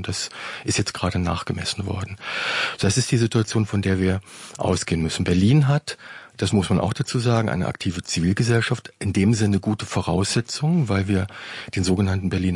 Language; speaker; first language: German; native; German